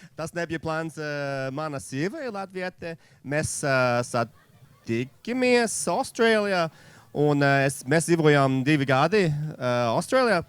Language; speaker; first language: Latvian; non-native, learner; English